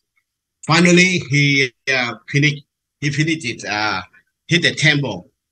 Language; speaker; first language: English; non-native, learner; Vietnamese